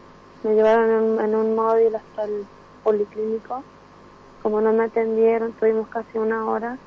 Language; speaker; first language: Spanish; native; Spanish